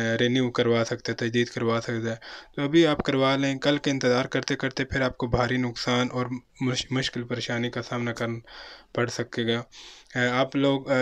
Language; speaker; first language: Urdu; non-native, local second language; Punjabi